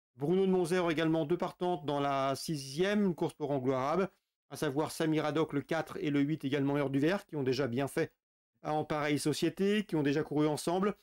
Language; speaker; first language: French; native; French